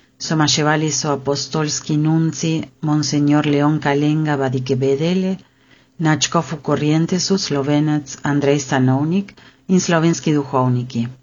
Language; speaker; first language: Slovenian; early bilingual, heritage; Slovenian